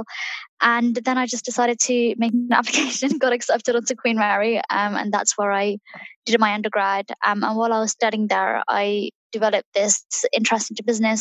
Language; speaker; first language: English; early bilingual, other home language; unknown